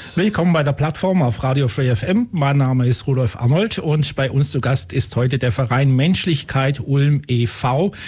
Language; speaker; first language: German; native; German